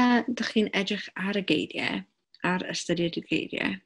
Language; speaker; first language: Welsh; non-native, local second language; English